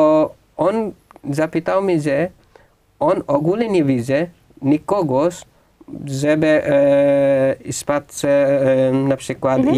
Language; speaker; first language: Polish; non-native, fluent; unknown